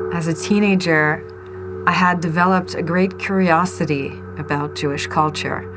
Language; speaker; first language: English; non-native, fluent; French